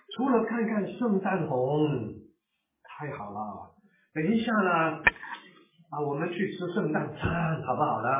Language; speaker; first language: Chinese; non-native, local second language; Cantonese